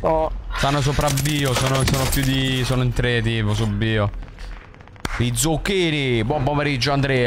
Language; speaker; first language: Italian; native; Italian